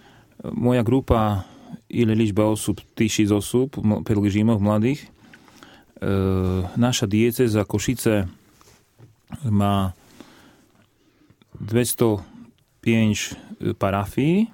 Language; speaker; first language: Polish; non-native, learner; Slovak